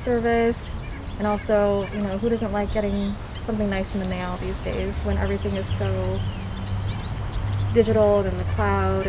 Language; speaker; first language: English; native; English